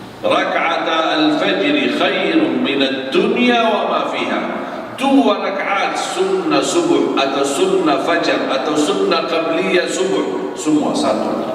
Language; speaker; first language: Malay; non-native, fluent; Arabic